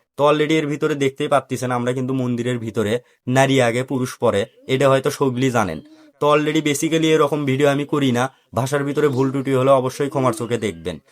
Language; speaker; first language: Bangla; native; Bangla